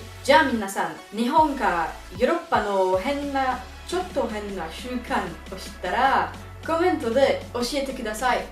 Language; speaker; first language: Japanese; non-native, learner; French